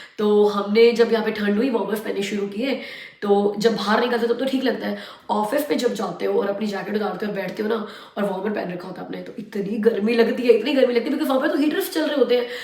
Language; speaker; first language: Hindi; native; Hindi